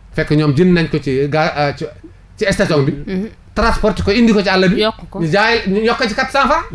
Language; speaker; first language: Wolof; non-native, local second language; Fula